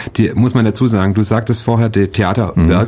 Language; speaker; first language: German; native; German